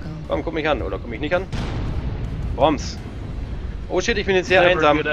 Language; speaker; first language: German; native; German